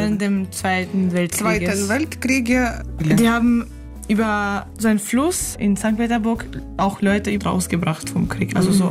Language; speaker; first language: German; early bilingual, other home language; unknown